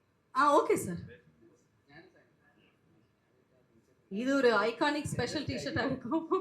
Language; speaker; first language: Tamil; native; Tamil